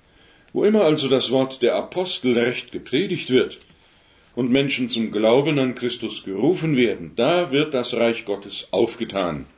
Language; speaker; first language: German; native; German